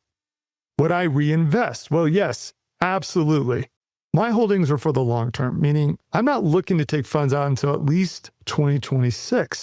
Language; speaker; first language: English; native; English